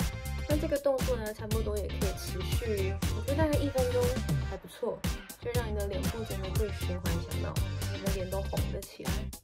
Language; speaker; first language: Chinese; native; Chinese